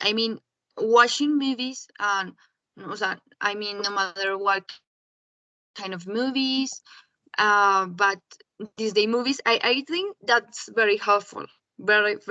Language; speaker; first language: English; non-native, learner; Spanish